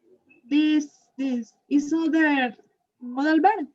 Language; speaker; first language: English; non-native, learner; Spanish